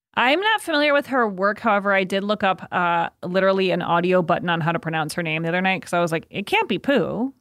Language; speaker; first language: English; native; English